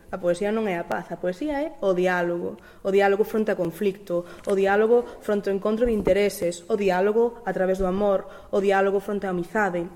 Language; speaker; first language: Galician; non-native, local second language; Spanish